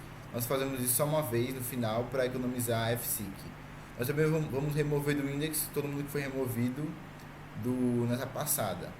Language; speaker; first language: Portuguese; native; Portuguese